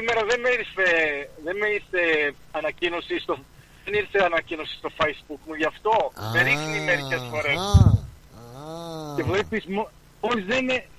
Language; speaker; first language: Greek; early bilingual, heritage; Greek